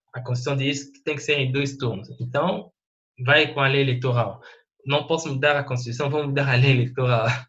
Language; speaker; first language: Portuguese; non-native, fluent; French